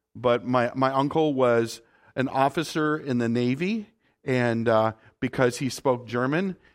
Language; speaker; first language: English; native; English